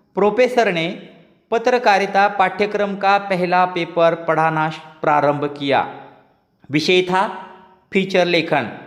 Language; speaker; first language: Hindi; non-native, local second language; Marathi